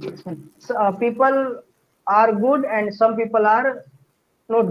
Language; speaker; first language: English; non-native, learner; Hindi